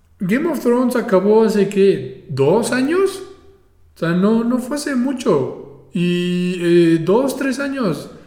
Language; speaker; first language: Spanish; native; Spanish